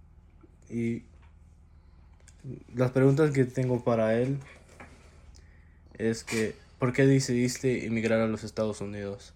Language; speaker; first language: Spanish; early bilingual, heritage; Spanish